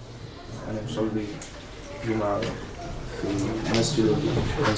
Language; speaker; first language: Arabic; non-native, learner; Bosnian